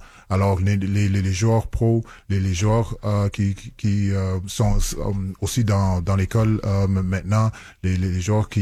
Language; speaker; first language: French; non-native, local second language; English